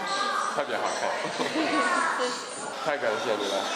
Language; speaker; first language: Chinese; early bilingual, heritage; Chinese